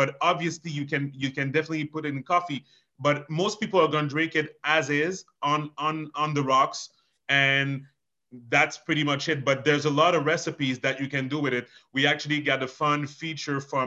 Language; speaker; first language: English; non-native, fluent; French